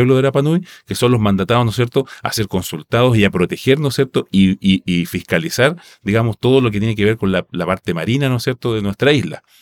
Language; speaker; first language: Spanish; non-native, local second language; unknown